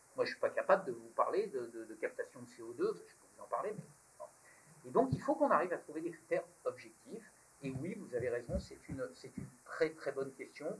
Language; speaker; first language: French; native; French